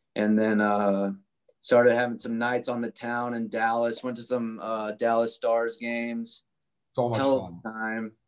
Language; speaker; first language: English; native; English